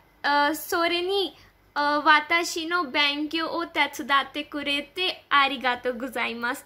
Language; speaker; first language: Japanese; non-native, learner; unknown